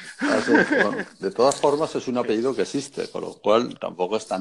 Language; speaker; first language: Spanish; native; Spanish